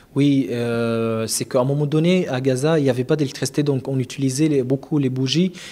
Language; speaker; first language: French; non-native, fluent; Arabic